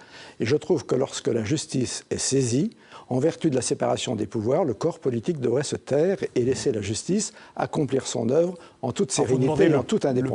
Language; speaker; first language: French; native; French